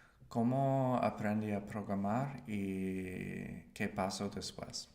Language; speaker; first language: Spanish; non-native, learner; English